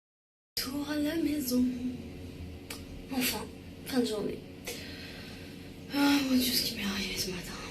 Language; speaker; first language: French; non-native, local second language; Arabic